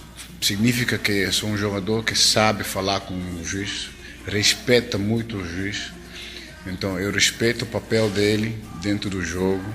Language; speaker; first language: Portuguese; non-native, fluent; Dutch